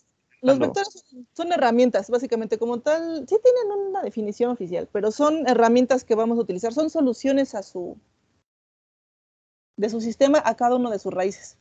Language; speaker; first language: Spanish; native; Spanish